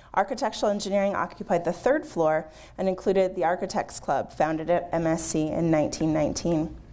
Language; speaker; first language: English; native; English